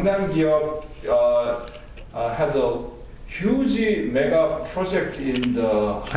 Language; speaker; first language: English; non-native, learner; Korean